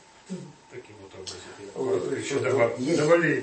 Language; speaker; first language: Russian; native; Russian